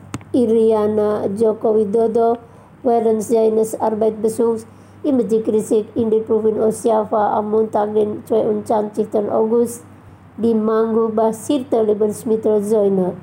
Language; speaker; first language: German; non-native, fluent; Indonesian